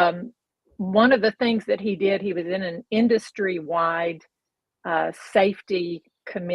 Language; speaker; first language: English; native; English